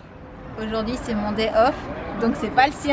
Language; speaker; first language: French; native; French